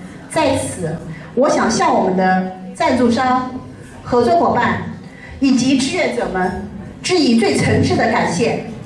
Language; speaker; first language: Chinese; native; Chinese